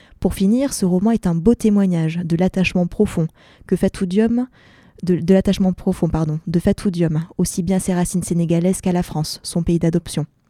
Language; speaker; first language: French; native; French